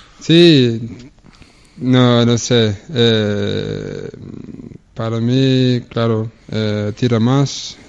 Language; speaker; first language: Spanish; non-native, learner; Danish